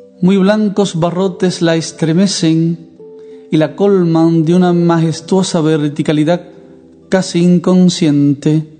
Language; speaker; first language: Spanish; native; Spanish